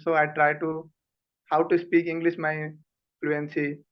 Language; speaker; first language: English; non-native, learner; Odia